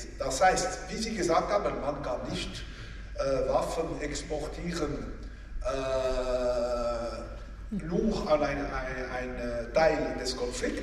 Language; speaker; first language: German; non-native, local second language; French